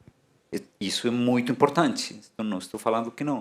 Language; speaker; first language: Portuguese; non-native, fluent; Spanish